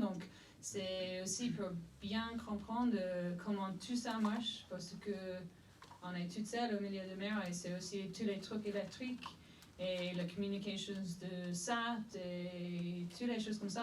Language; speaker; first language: French; non-native, fluent; English